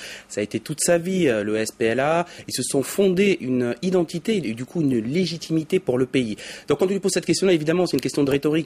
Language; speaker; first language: French; native; French